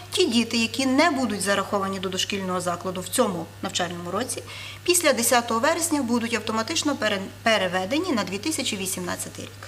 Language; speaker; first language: Ukrainian; native; Ukrainian